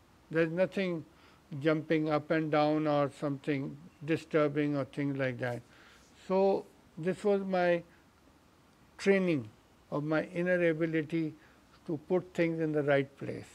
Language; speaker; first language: English; non-native, local second language; Urdu